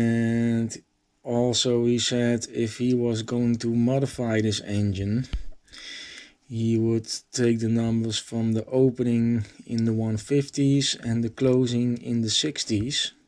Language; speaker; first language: English; non-native, fluent; Dutch